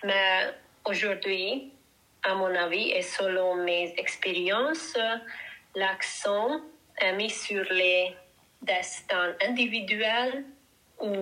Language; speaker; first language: French; non-native, learner; Hungarian